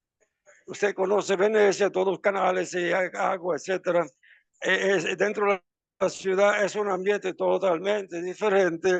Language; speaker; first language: Spanish; non-native, fluent; Italian